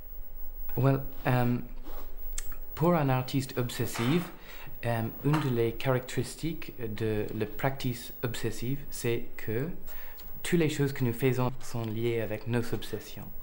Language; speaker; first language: French; non-native, fluent; English